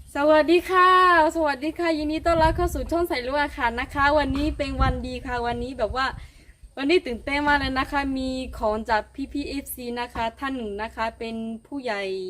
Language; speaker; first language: Thai; non-native, local second language; Akha